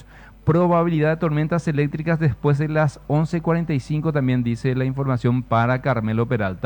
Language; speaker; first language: Spanish; native; Spanish